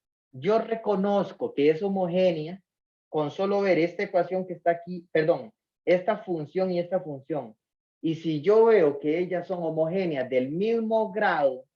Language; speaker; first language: Spanish; native; Spanish